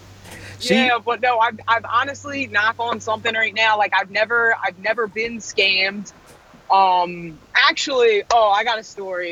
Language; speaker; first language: English; native; English